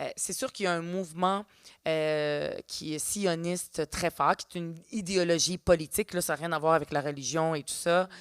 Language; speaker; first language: French; early bilingual, other home language; Arabic